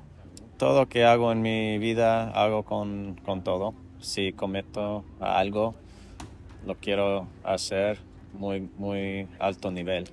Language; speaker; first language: Spanish; non-native, fluent; English